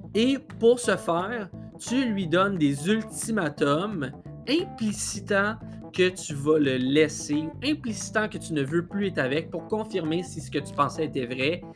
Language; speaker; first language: French; native; French